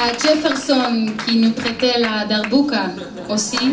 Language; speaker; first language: French; non-native, learner; Hebrew